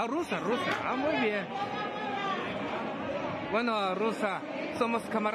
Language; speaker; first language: Spanish; non-native, learner; Chinese